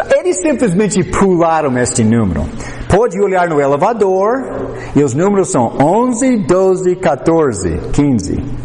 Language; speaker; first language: Portuguese; non-native, fluent; English